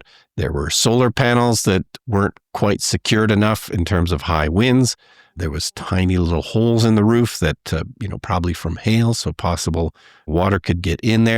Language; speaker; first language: English; native; English